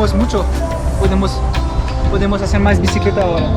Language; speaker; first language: Spanish; non-native, learner; French